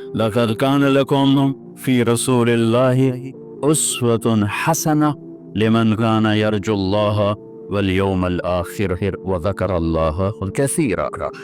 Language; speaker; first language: Urdu; non-native, local second language; Punjabi